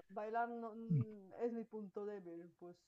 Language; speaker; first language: Spanish; non-native, fluent; Bulgarian